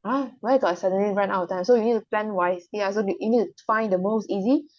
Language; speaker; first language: English; non-native, local second language; Chinese